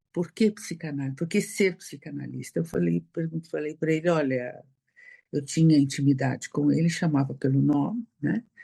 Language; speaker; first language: Portuguese; native; Portuguese